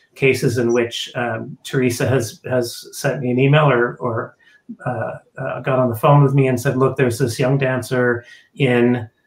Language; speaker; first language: English; native; English